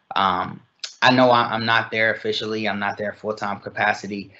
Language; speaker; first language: English; native; English